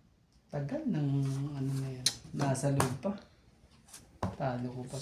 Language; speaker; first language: Filipino; native; Filipino